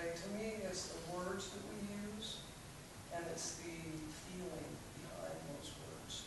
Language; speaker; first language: English; native; English